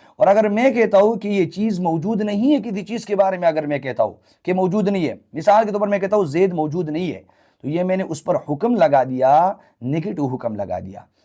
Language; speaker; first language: Urdu; non-native, local second language; Pashto